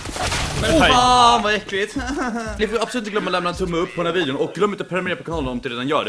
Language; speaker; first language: Swedish; native; Swedish